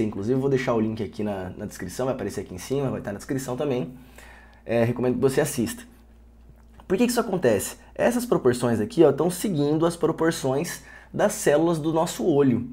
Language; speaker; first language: Portuguese; native; Portuguese